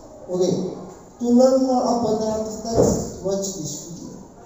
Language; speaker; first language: English; non-native, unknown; Indonesian